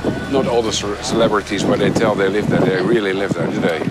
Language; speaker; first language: English; non-native, fluent; Dutch